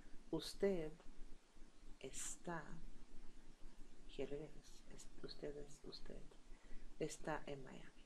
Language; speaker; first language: Spanish; native; Spanish